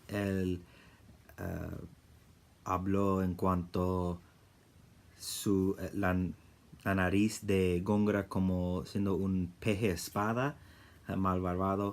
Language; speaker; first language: Spanish; non-native, fluent; English